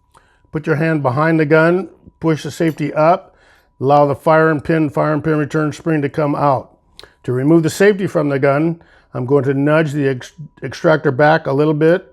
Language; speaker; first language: English; native; English